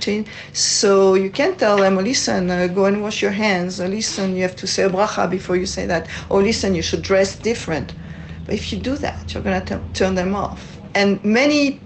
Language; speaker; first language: English; non-native, fluent; French